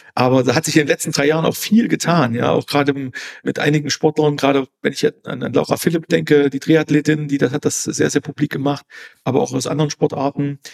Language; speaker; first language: German; native; German